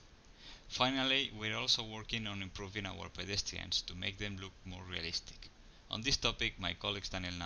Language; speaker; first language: English; non-native, fluent; Spanish